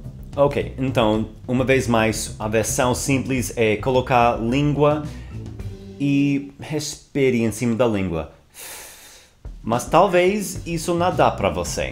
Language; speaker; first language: Portuguese; non-native, fluent; English